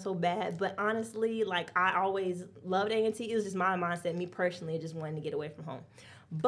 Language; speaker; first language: English; native; English